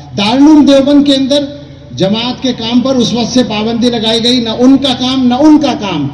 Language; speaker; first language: Urdu; native; Urdu